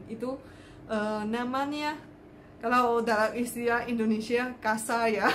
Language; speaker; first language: Indonesian; non-native, fluent; Chinese